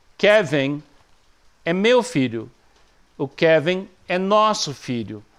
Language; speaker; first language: Portuguese; non-native, fluent; English